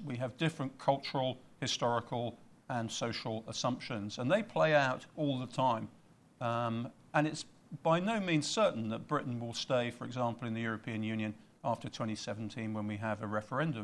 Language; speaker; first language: English; native; English